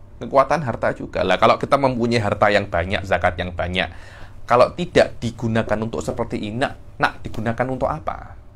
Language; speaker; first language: Indonesian; native; Indonesian